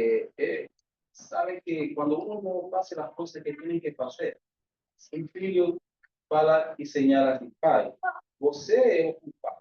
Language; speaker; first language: Portuguese; non-native, learner; Spanish